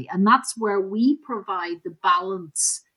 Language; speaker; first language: English; native; English